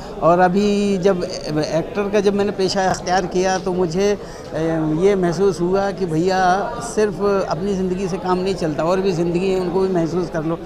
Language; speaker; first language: Hindi; native; Hindi